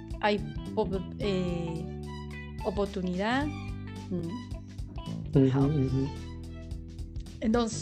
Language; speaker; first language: Spanish; non-native, learner; Chinese